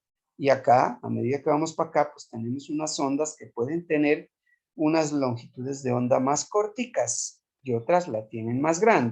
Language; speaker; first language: Spanish; native; Spanish